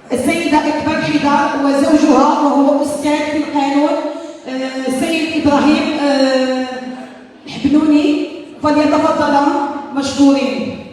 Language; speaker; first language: Arabic; native; Arabic